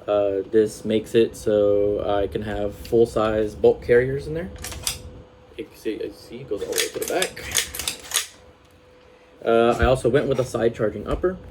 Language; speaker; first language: English; native; English